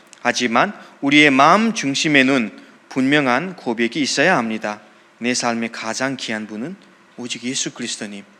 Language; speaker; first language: Korean; non-native, fluent; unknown